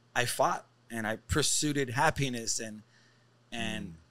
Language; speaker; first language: English; native; English